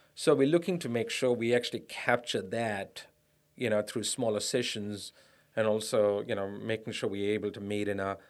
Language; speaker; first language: English; non-native, local second language; Tamil